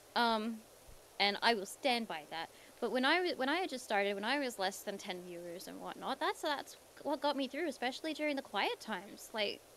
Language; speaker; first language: English; native; English